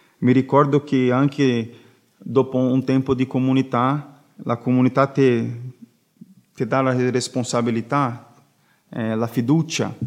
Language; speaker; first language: Italian; non-native, learner; Portuguese